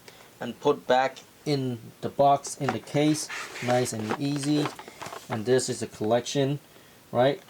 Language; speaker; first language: English; non-native, fluent; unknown